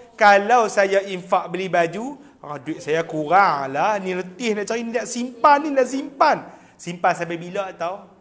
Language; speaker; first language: Malay; native; Malay